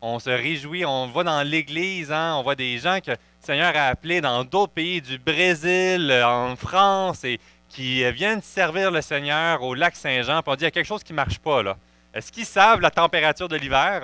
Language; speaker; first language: French; native; French